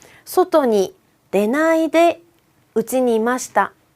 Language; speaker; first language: Japanese; non-native, fluent; Korean